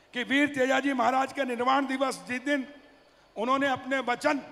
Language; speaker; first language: Hindi; native; Hindi